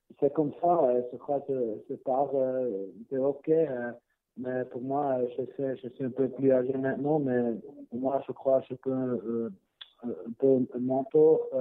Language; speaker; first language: French; non-native, learner; Swiss German